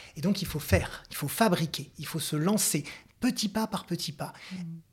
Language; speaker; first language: French; native; French